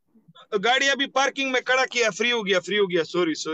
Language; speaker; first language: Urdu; non-native, local second language; Pashto